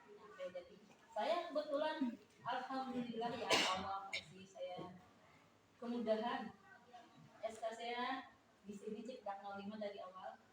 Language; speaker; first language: Indonesian; non-native, local second language; Sundanese